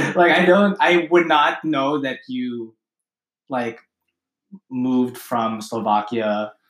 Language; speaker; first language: English; early bilingual, other home language; Filipino